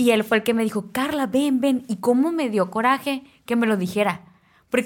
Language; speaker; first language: Spanish; native; Spanish